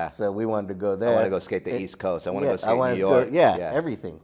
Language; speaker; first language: English; native; English